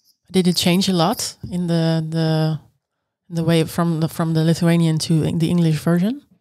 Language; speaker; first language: English; non-native, fluent; Dutch